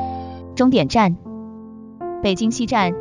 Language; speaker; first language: Chinese; native; Chinese